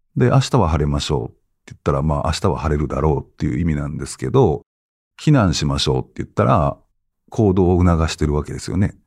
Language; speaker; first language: Japanese; native; Japanese